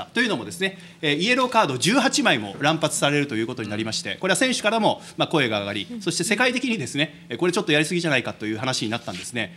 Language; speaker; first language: Japanese; native; Japanese